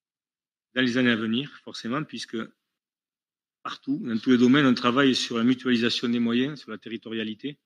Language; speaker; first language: French; native; French